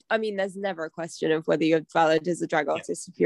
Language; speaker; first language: English; native; English